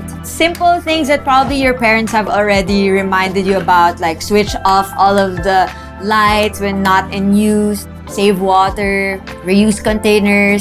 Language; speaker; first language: English; non-native, local second language; Filipino